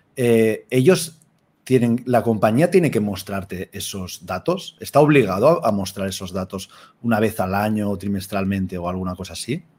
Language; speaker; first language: Spanish; native; Spanish